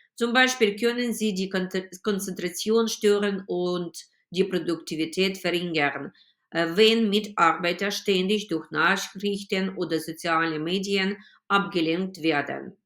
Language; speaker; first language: German; non-native, fluent; Ukrainian